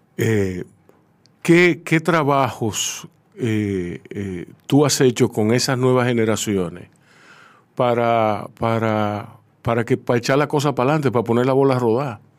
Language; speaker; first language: Spanish; native; Spanish